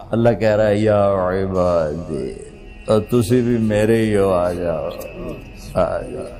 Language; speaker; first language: Urdu; non-native, local second language; Punjabi